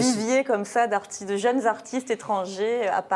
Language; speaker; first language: French; native; French